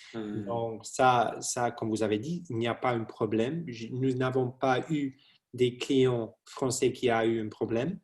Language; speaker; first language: French; non-native, learner; English